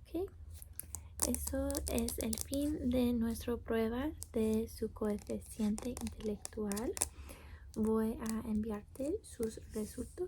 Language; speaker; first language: Spanish; non-native, learner; English